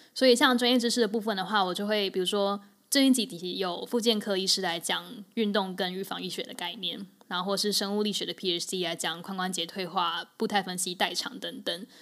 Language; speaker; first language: Chinese; native; Chinese